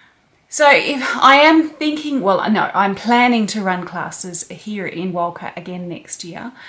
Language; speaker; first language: English; native; English